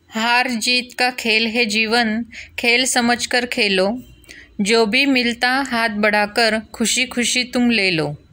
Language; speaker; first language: Hindi; non-native, local second language; Marathi